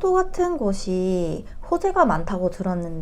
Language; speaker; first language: Korean; native; Korean